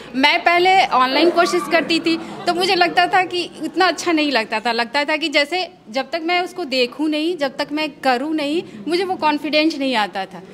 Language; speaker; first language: Hindi; native; Hindi